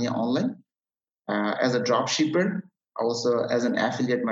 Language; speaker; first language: English; non-native, local second language; Bangla